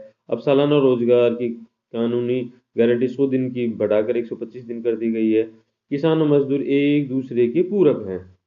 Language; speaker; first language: Hindi; native; Hindi